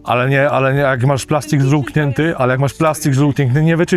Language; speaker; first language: Polish; native; Polish